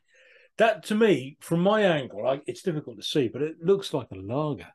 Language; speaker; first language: English; native; English